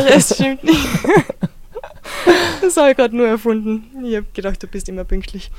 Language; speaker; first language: German; native; German